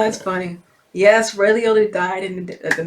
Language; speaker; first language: English; native; English